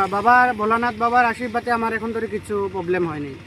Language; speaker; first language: Bangla; native; Bangla